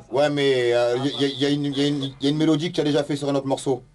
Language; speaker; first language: French; native; French